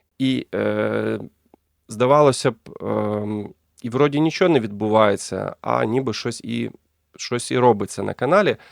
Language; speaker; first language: Ukrainian; non-native, local second language; Russian